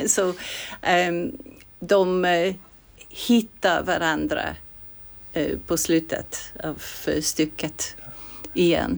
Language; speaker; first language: Swedish; non-native, fluent; English